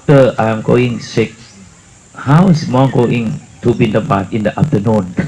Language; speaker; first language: English; non-native, learner; Thai